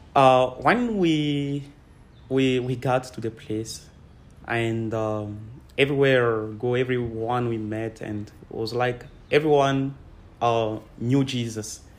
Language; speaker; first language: English; non-native, fluent; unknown